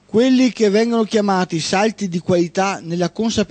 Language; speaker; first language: Italian; native; Italian